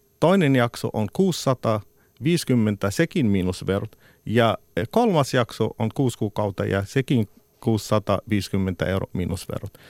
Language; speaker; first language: Finnish; non-native, fluent; Arabic